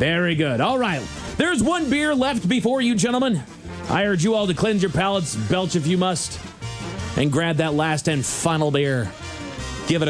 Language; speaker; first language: English; native; English